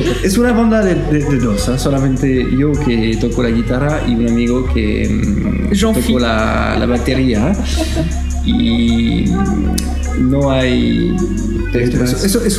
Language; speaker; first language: Spanish; non-native, learner; French